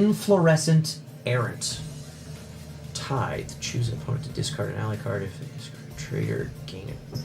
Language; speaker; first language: English; native; English